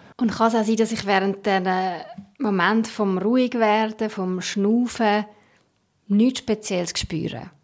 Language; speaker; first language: German; native; German